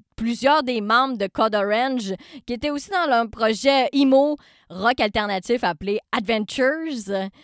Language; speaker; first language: French; native; French